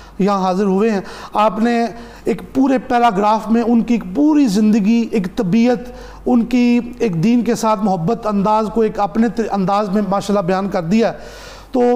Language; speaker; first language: Urdu; non-native, local second language; Punjabi